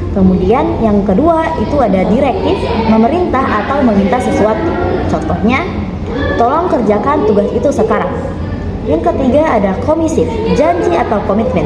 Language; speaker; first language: Indonesian; native; Indonesian